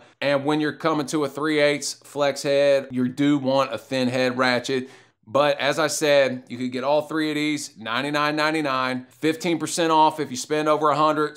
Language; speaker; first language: English; native; English